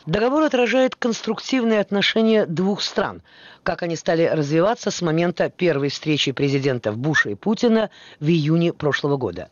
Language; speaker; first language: Russian; native; Russian